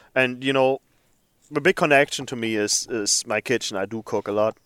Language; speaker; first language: English; non-native, fluent; German